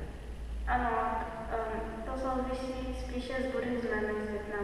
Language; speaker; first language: Czech; early bilingual, other home language; Vietnamese